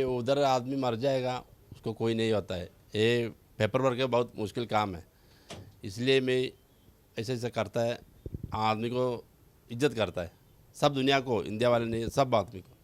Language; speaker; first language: Hindi; non-native, local second language; Malayalam